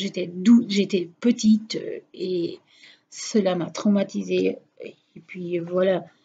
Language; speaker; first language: French; non-native, fluent; Portuguese